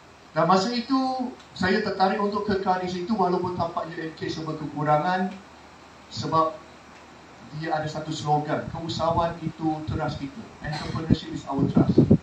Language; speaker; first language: Malay; non-native, local second language; Chinese